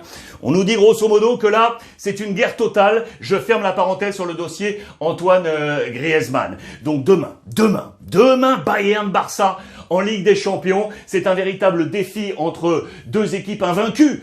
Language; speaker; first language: French; native; French